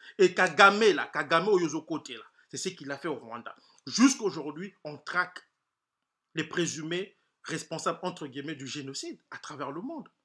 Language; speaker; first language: French; non-native, local second language; Lingala